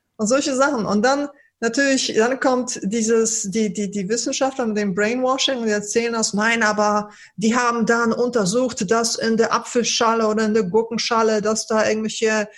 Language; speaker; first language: German; early bilingual, other home language; Polish